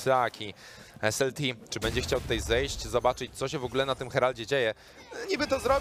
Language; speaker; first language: Polish; native; Polish